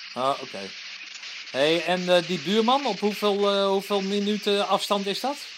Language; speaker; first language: Dutch; native; Dutch